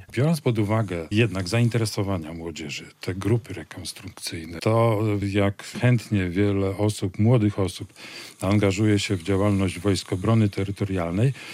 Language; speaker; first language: Polish; native; Polish